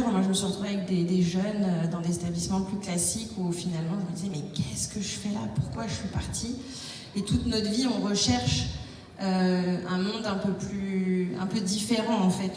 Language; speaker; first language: French; native; French